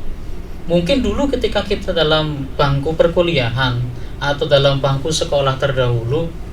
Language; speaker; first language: Indonesian; native; Indonesian